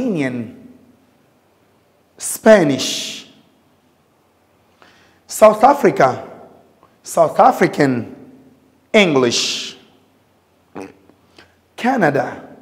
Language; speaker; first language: English; non-native, fluent; Lingala